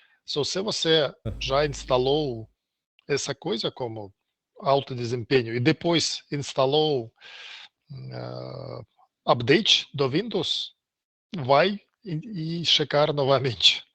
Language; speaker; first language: Portuguese; non-native, learner; Russian